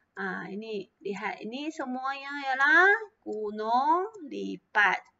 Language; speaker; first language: Malay; non-native, local second language; Chinese